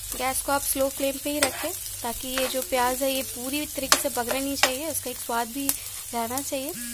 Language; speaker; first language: Hindi; non-native, local second language; Bangla